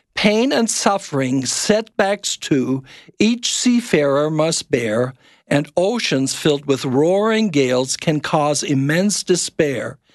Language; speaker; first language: English; non-native, fluent; German